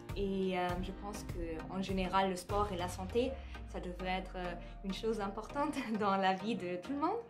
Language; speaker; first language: French; non-native, fluent; German